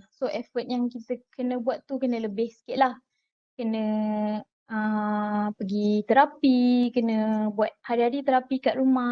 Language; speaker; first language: Malay; native; Malay